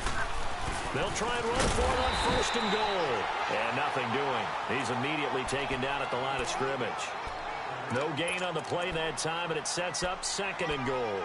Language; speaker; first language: English; native; English